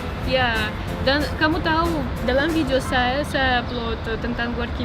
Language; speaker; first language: Indonesian; non-native, learner; Russian